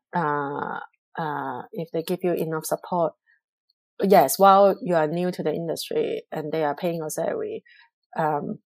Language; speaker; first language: English; non-native, local second language; Cantonese